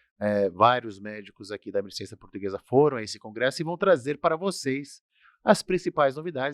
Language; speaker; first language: Portuguese; native; Portuguese